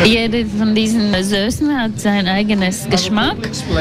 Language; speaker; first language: German; non-native, learner; Latvian